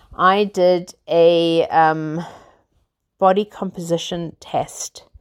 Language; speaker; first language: English; native; English